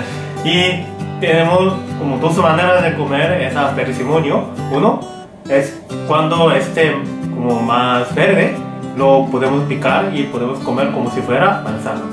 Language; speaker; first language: Spanish; non-native, learner; Korean